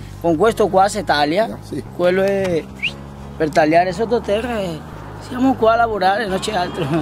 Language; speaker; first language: Italian; non-native, fluent; Spanish